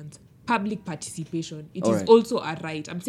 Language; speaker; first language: English; non-native, local second language; Luo (Kenya and Tanzania)